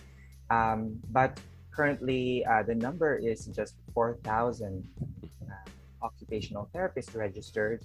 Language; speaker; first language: English; non-native, local second language; Filipino